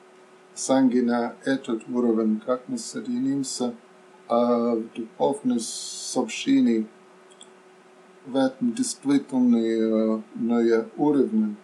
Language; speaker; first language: Russian; non-native, fluent; English